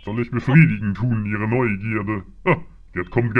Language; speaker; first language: German; native; German